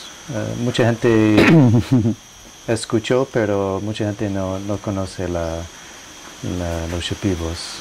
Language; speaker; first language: Spanish; non-native, learner; English